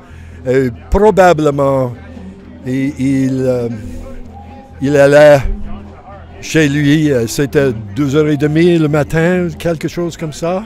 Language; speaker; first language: French; non-native, learner; English